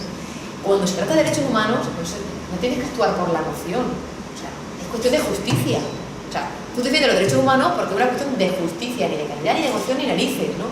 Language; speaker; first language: Spanish; native; Spanish